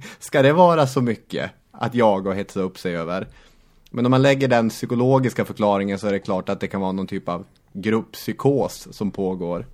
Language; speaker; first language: Swedish; native; Swedish